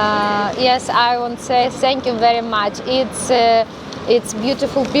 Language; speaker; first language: English; non-native, learner; Russian